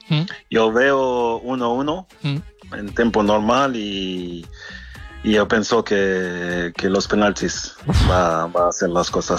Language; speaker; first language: Spanish; non-native, learner; French